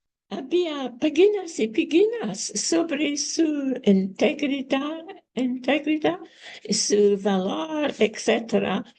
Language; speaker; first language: Spanish; non-native, learner; English